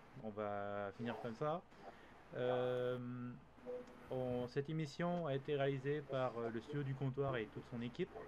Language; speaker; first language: French; native; French